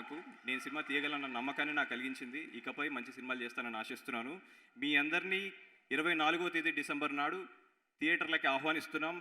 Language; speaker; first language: Telugu; native; Telugu